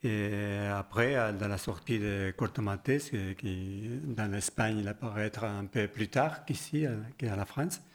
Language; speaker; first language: French; non-native, learner; Spanish